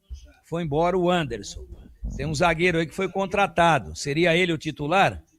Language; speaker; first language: Portuguese; native; Portuguese